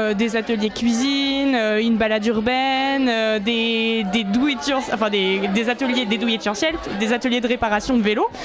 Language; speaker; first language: French; native; French